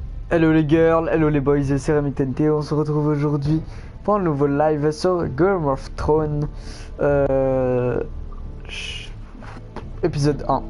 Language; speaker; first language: French; native; French